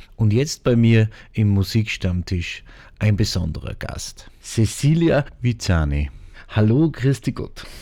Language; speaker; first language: German; native; German